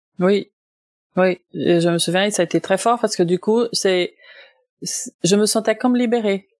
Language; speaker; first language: French; non-native, fluent; Portuguese